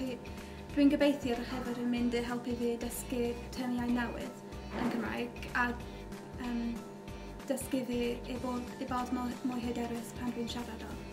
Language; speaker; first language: Welsh; non-native, local second language; English